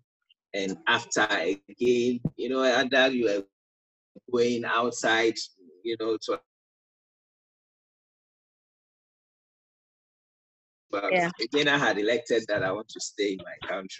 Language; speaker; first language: English; non-native, local second language; Akan